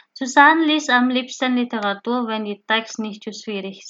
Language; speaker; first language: German; non-native, learner; Indonesian